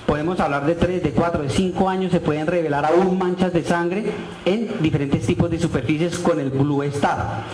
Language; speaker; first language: Spanish; native; Spanish